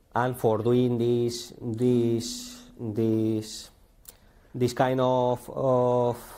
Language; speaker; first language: English; non-native, learner; Spanish